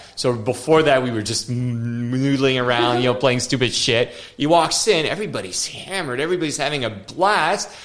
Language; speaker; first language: English; non-native, fluent; French